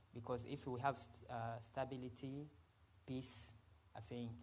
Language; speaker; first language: English; non-native, fluent; Swahili